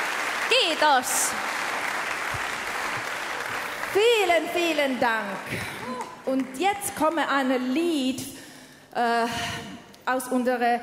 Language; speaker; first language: German; non-native, learner; Finnish